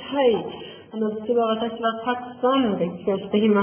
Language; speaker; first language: Japanese; non-native, learner; Persian